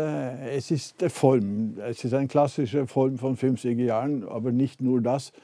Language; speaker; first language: German; non-native, fluent; Norwegian